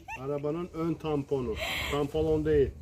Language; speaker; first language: Turkish; native; Turkish